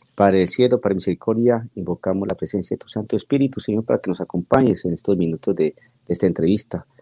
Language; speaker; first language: Spanish; native; Spanish